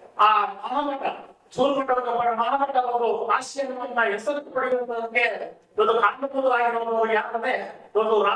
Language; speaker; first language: Kannada; non-native, local second language; Lambadi